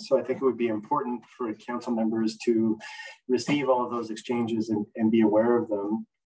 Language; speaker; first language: English; native; English